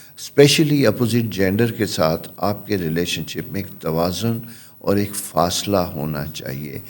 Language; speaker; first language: Urdu; non-native, local second language; Punjabi